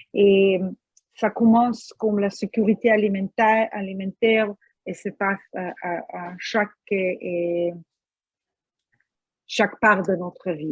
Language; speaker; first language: French; non-native, fluent; Hebrew